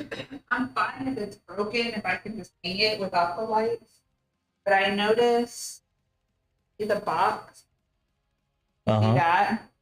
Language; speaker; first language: English; native; English